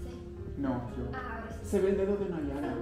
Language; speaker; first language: Spanish; native; Spanish